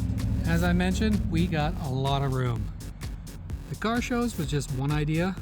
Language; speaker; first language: English; native; English